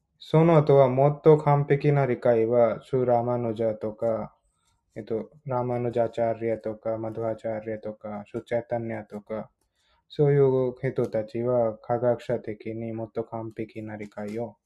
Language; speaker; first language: Japanese; non-native, learner; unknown